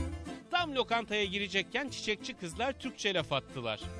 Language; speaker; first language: Turkish; native; Turkish